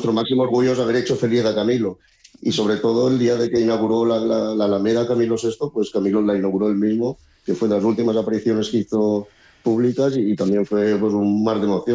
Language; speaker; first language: Spanish; native; Spanish